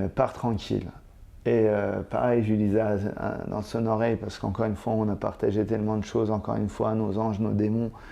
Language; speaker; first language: French; native; French